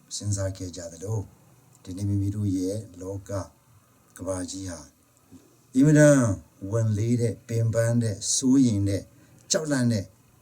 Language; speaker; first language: Burmese; non-native, local second language; Hakha Chin